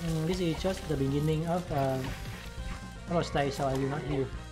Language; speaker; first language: English; non-native, fluent; Vietnamese